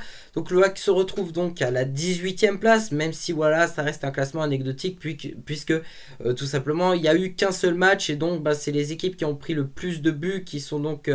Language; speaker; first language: French; native; French